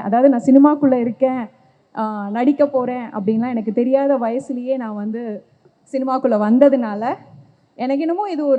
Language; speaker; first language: Tamil; native; Tamil